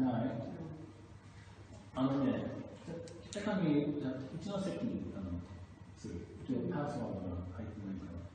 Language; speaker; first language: Japanese; non-native, fluent; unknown